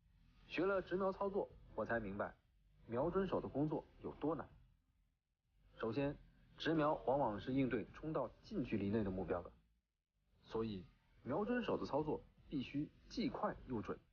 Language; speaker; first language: Chinese; native; Chinese